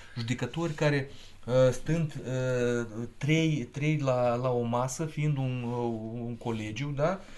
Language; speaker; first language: Romanian; non-native, local second language; Russian